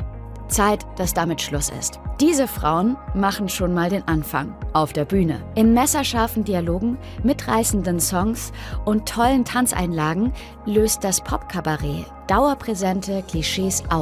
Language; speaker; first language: German; native; German